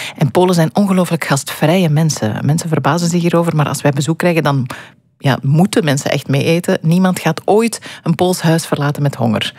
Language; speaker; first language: Dutch; native; Dutch